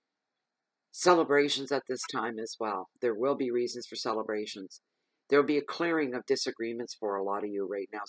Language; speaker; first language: English; native; English